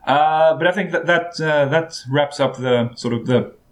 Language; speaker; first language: English; non-native, fluent; Swedish